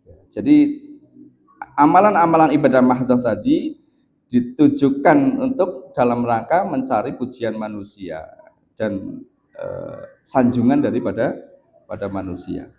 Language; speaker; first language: Indonesian; native; Indonesian